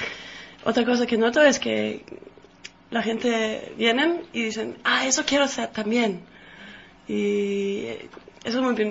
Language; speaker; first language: Spanish; non-native, fluent; Danish